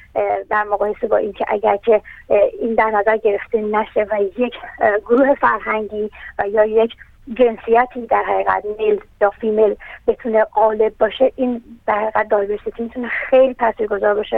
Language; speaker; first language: Persian; native; Persian